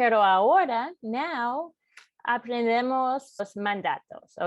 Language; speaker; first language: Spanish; non-native, fluent; English